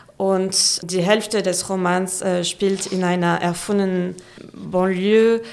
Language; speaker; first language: German; non-native, fluent; French